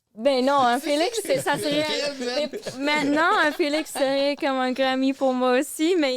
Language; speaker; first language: French; non-native, fluent; English